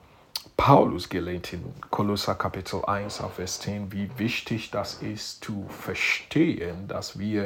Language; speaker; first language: German; non-native, fluent; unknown